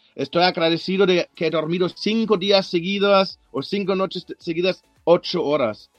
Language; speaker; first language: Spanish; non-native, fluent; German